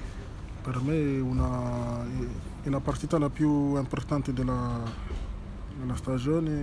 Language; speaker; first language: Italian; non-native, learner; French